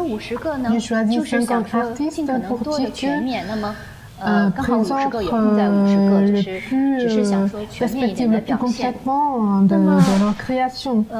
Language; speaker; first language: French; non-native, learner; Chinese